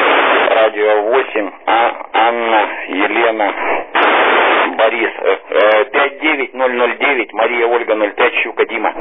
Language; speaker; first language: Russian; native; Russian